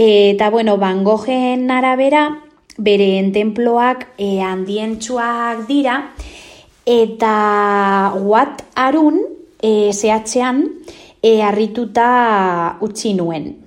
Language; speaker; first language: Basque; non-native, local second language; Spanish